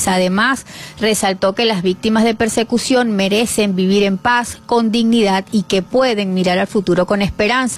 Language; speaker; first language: Spanish; native; Spanish